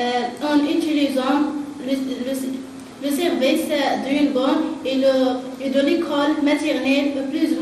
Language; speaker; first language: French; non-native, learner; Arabic